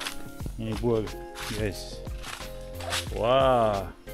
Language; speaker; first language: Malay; non-native, learner; French